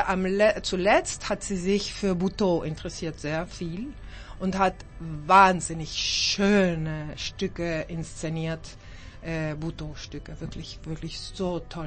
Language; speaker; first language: German; early bilingual, heritage; German